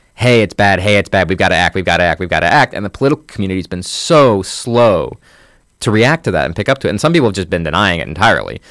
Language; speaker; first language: English; native; English